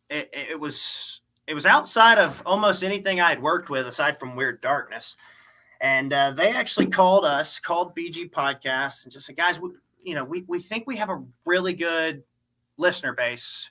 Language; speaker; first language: English; native; English